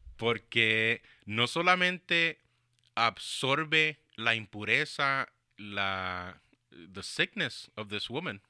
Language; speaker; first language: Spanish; early bilingual, heritage; Spanish